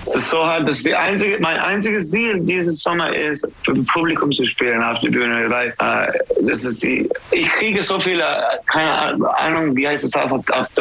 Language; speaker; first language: German; non-native, learner; English